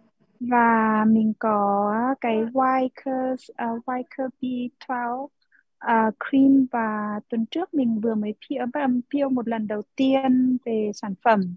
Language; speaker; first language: Vietnamese; early bilingual, heritage; Vietnamese